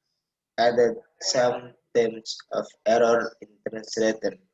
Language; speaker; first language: English; non-native, learner; Indonesian